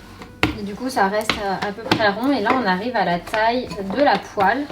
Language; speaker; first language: French; native; French